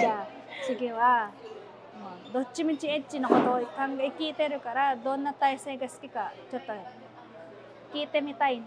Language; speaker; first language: Japanese; non-native, fluent; Filipino